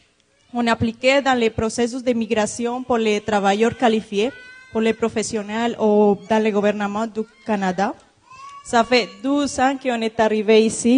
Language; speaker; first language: French; non-native, fluent; Spanish